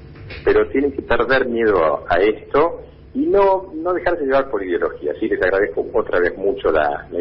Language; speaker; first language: Spanish; native; Spanish